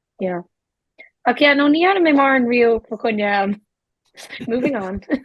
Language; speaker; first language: Irish; native; Irish